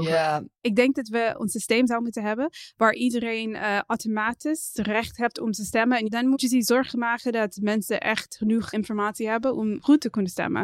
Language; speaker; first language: Dutch; non-native, fluent; English